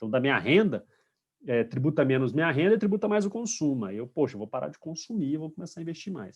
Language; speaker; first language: Portuguese; native; Portuguese